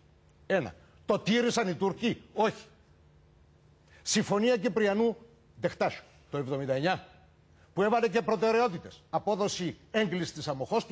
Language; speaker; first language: Greek; native; Greek